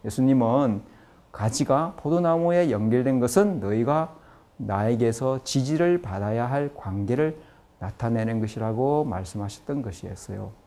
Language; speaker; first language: Korean; native; Korean